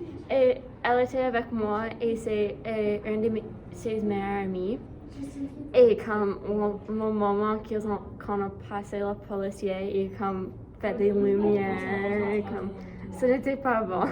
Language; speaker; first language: French; non-native, learner; English